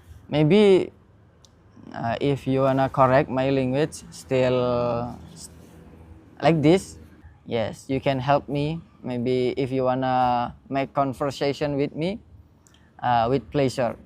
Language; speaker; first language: English; non-native, learner; Indonesian